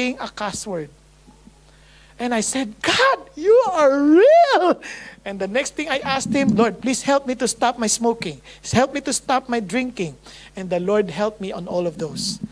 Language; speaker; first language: English; non-native, local second language; Filipino